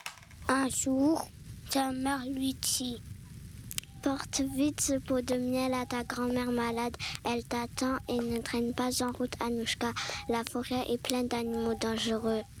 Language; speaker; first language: French; native; French